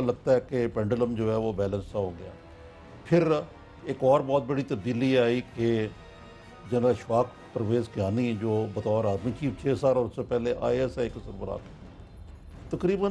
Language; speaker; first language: Urdu; native; Urdu